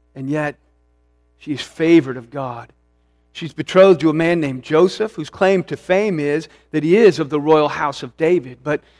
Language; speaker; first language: English; early bilingual, other home language; Swedish